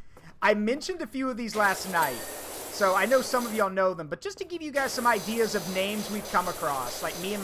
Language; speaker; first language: English; native; English